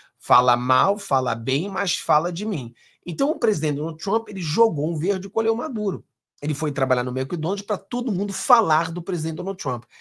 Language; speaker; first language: Portuguese; native; Portuguese